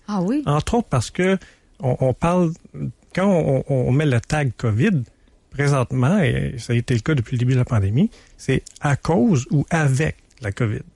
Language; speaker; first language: French; native; French